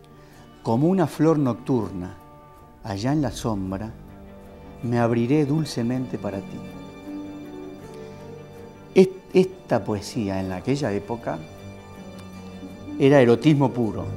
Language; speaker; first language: Spanish; native; Spanish